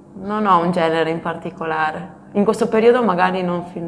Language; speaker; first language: Italian; native; Italian